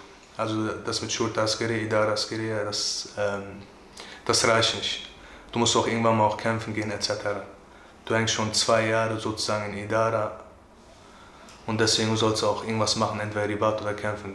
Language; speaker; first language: German; early bilingual, other home language; Turkish